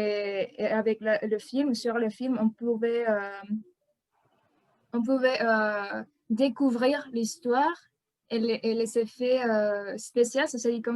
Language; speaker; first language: French; non-native, fluent; Spanish